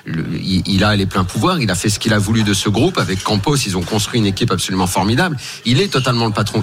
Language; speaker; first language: French; native; French